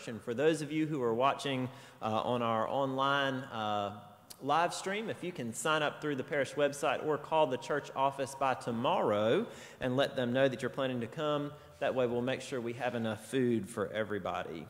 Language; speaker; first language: English; native; English